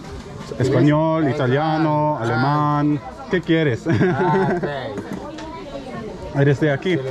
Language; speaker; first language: Spanish; non-native, learner; German